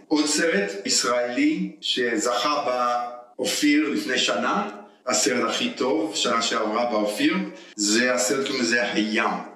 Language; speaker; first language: Hebrew; early bilingual, heritage; Hebrew